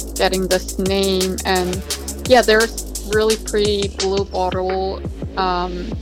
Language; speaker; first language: English; non-native, learner; Korean